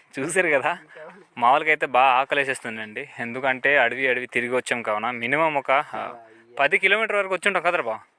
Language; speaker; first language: Telugu; native; Telugu